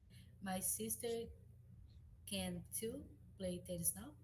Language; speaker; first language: English; non-native, learner; Portuguese